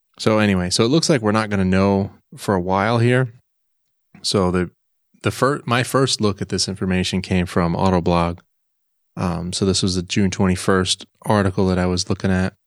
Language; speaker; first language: English; native; English